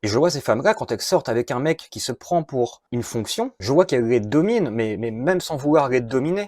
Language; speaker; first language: French; native; French